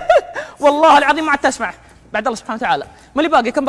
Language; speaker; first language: Arabic; native; Arabic